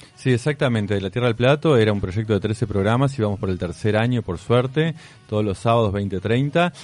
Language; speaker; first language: Spanish; native; Spanish